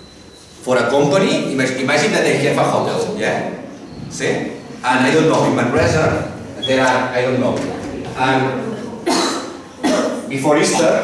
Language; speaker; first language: English; non-native, fluent; Catalan